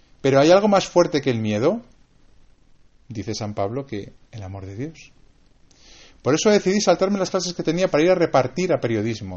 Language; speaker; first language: Spanish; native; Spanish